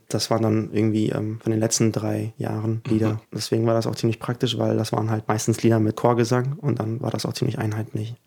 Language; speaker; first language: German; early bilingual, other home language; Ukrainian